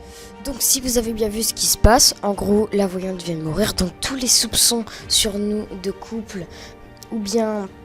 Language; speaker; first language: French; native; French